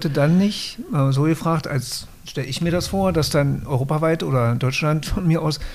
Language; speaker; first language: German; native; German